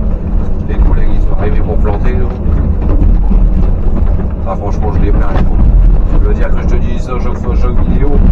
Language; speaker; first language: French; native; French